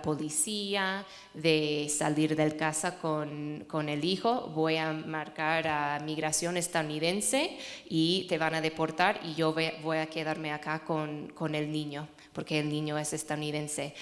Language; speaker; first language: Spanish; non-native, fluent; English